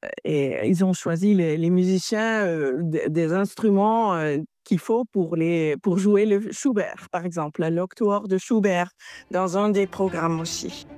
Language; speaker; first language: French; non-native, fluent; Dutch